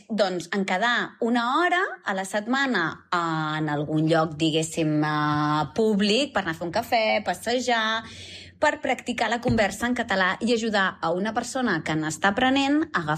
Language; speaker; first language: Catalan; native; Catalan